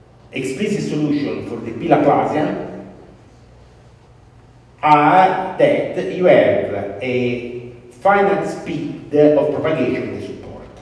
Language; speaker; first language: English; non-native, fluent; Italian